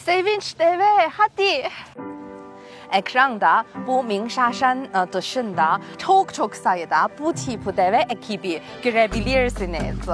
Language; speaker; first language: Turkish; non-native, fluent; Chinese